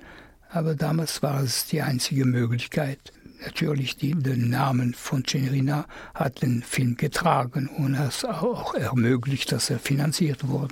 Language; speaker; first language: German; non-native, fluent; French